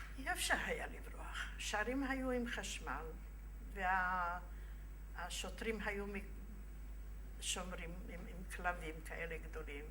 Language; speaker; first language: Hebrew; non-native, fluent; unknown